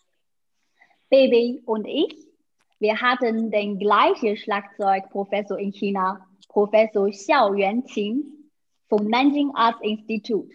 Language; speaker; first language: German; non-native, fluent; Chinese